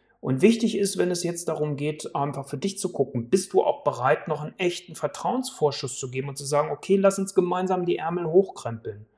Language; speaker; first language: German; native; German